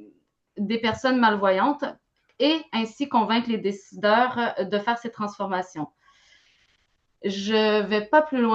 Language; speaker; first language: French; native; French